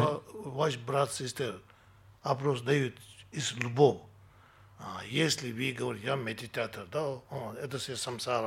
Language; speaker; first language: Russian; non-native, learner; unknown